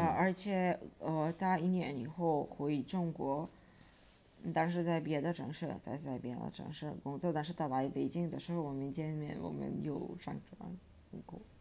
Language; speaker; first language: Chinese; non-native, fluent; Serbian